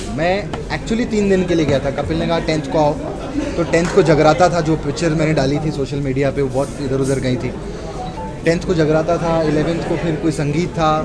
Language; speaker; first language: Hindi; native; Hindi